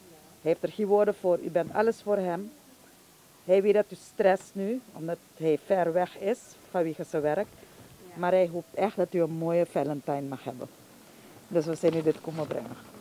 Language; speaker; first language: Dutch; native; Dutch